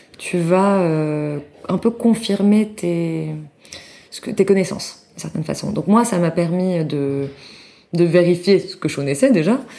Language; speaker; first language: French; native; French